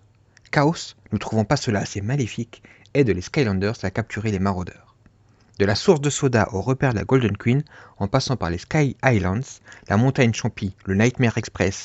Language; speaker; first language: French; native; French